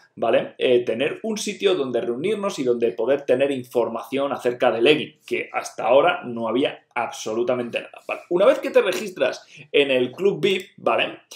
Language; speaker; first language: Spanish; native; Spanish